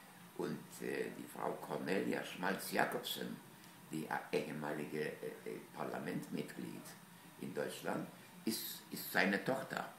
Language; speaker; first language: German; non-native, fluent; Polish